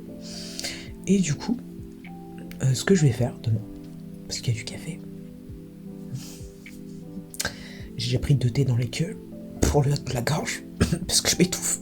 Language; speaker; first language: French; native; French